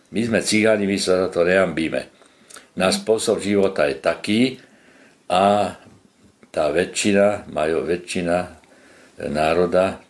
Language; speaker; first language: Slovak; non-native, local second language; Hungarian